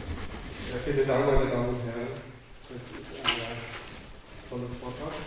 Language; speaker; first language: German; non-native, fluent; Vietnamese